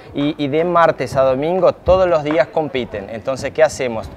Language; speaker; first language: Spanish; early bilingual, heritage; Spanish